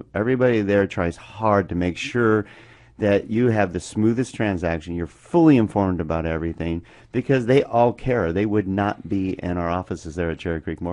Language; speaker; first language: English; native; English